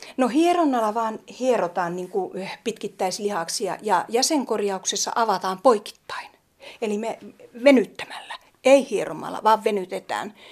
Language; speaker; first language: Finnish; native; Finnish